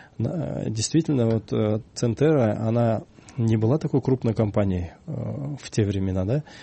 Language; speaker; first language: Russian; non-native, local second language; Kyrgyz